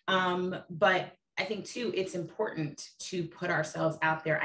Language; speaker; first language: English; native; English